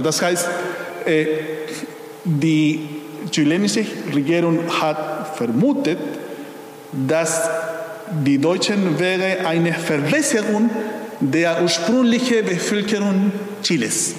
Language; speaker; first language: German; non-native, fluent; Spanish